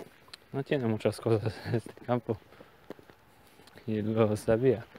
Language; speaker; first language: Spanish; non-native, learner; Bulgarian